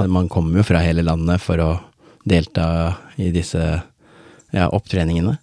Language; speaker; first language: Norwegian; early bilingual, other home language; Tamil